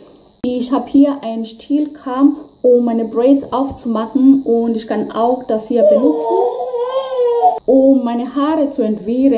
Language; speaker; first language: German; non-native, fluent; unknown